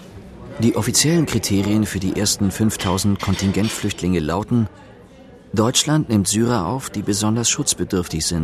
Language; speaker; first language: German; native; German